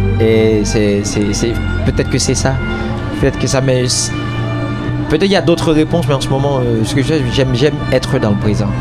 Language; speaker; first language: French; non-native, local second language; Haitian Creole